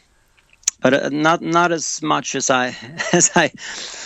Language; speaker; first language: English; non-native, fluent; Swedish